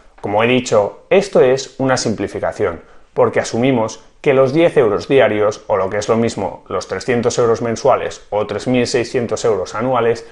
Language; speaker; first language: Spanish; native; Spanish